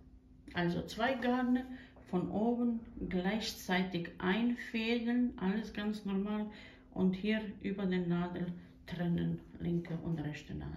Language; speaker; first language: German; non-native, learner; Croatian